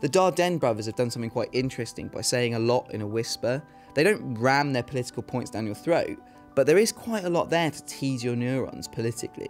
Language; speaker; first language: English; native; English